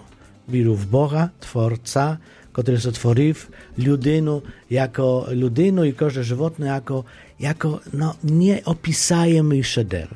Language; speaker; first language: Polish; non-native, fluent; Ukrainian